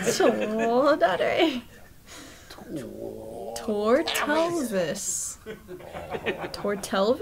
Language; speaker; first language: Japanese; non-native, learner; English